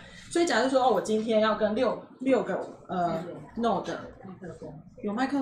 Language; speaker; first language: Chinese; native; Chinese